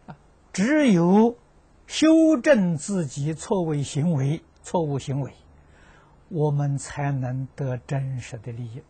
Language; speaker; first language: Chinese; native; Chinese